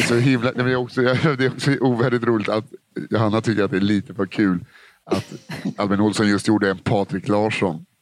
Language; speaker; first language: Swedish; native; Swedish